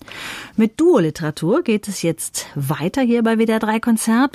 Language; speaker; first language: German; native; German